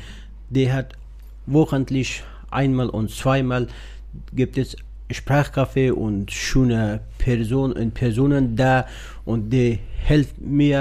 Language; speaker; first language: German; non-native, learner; Persian